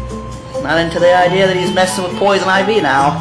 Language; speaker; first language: English; native; English